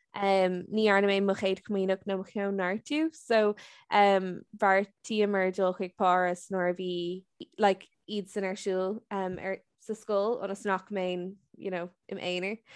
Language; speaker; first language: Irish; non-native, local second language; English